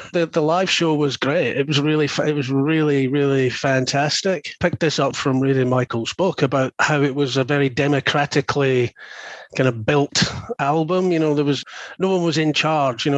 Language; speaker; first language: English; native; English